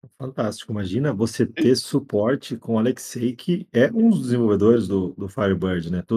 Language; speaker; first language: Portuguese; native; Portuguese